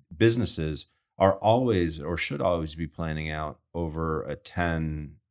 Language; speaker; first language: English; native; English